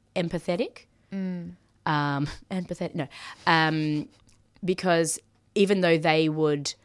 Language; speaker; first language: English; early bilingual, other home language; Maltese